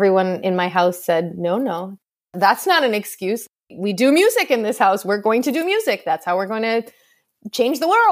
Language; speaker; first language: English; native; English